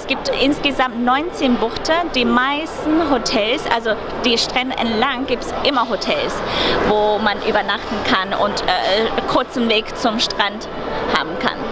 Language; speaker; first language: German; non-native, fluent; Chinese